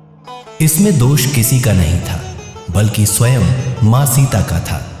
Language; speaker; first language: Hindi; native; Hindi